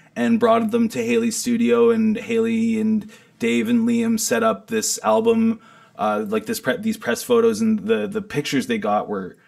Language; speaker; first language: English; native; English